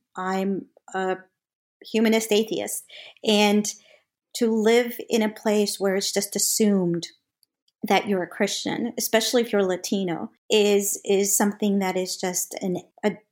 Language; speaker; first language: English; native; English